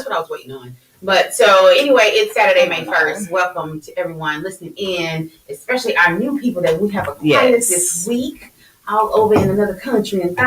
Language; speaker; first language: English; native; English